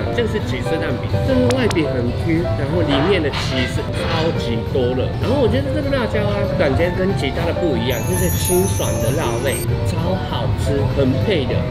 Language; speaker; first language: Chinese; non-native, fluent; Japanese